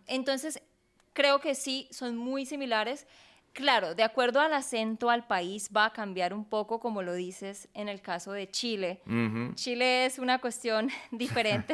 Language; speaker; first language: Spanish; native; Spanish